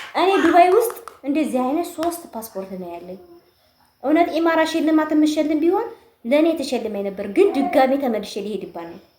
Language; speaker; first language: Amharic; native; Amharic